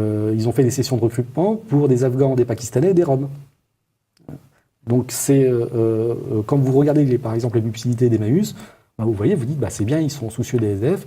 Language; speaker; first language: French; native; French